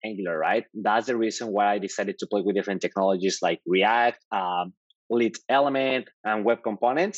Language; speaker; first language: English; non-native, fluent; Spanish